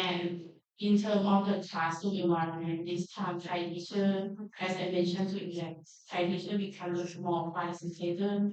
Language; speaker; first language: English; non-native, learner; Thai